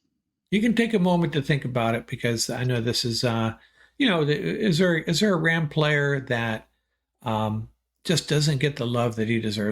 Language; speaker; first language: English; native; English